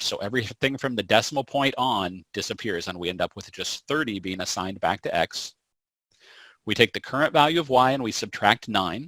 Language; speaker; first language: English; native; English